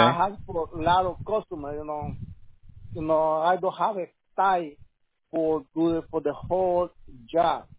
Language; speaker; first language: English; non-native, learner; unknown